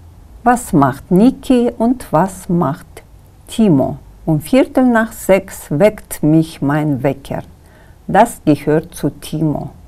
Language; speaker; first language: German; non-native, fluent; Kyrgyz